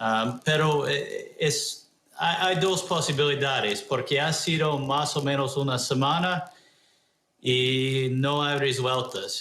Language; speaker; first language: Spanish; non-native, fluent; English